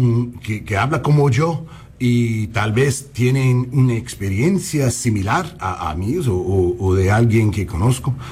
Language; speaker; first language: Spanish; early bilingual, heritage; English